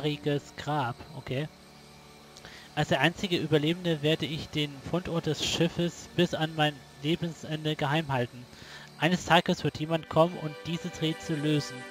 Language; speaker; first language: German; native; German